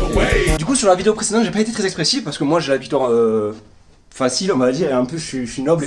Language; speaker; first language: French; native; French